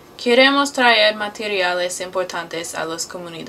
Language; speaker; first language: Spanish; non-native, learner; English